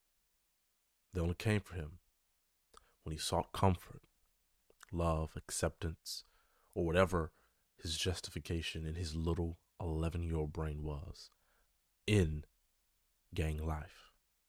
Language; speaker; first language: English; native; English